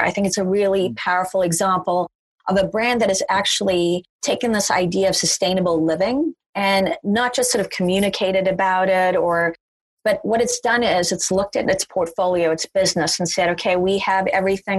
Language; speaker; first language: English; native; English